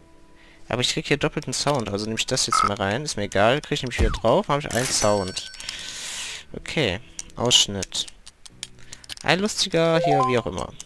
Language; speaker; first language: German; native; German